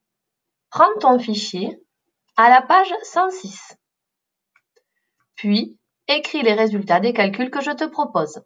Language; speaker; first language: French; native; French